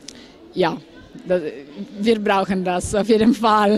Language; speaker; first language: German; non-native, fluent; Italian